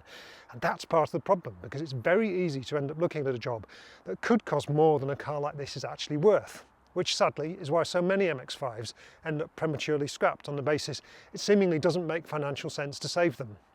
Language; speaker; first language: English; native; English